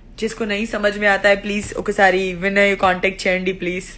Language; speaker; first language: Telugu; non-native, local second language; Gujarati